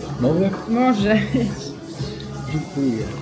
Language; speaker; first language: Polish; non-native, learner; Italian